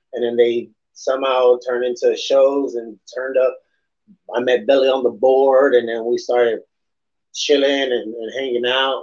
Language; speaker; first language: English; native; English